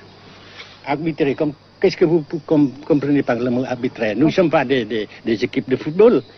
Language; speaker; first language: French; non-native, fluent; Vietnamese